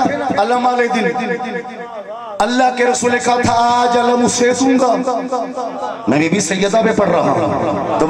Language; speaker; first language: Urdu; non-native, local second language; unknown